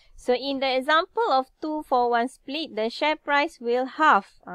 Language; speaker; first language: English; non-native, local second language; Malay